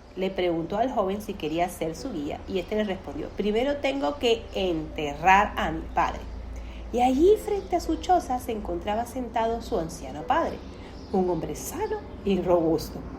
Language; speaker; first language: Spanish; native; Spanish